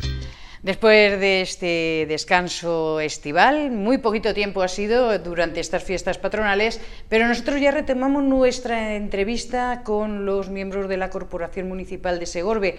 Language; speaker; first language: Spanish; native; Spanish